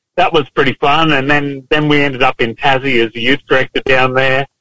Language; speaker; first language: English; native; English